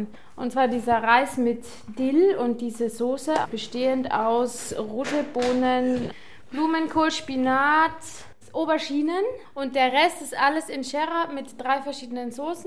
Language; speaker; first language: German; native; German